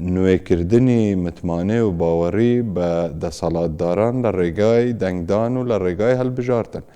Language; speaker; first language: Central Kurdish; non-native, local second language; Kurdish